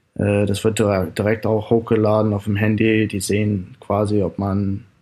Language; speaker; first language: German; non-native, fluent; English